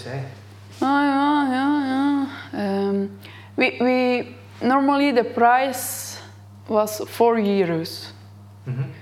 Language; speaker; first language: English; non-native, learner; Dutch